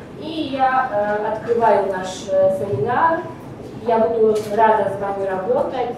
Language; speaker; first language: Russian; non-native, learner; Polish